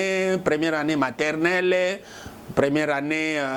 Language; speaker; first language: French; non-native, local second language; Lingala